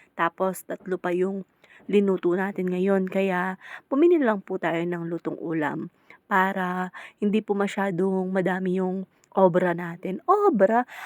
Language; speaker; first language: Filipino; non-native, local second language; Pampanga